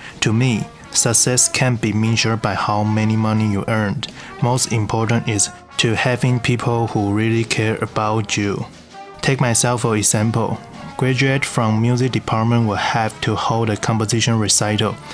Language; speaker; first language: English; non-native, learner; Chinese